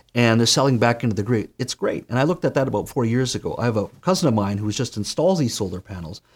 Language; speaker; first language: English; native; English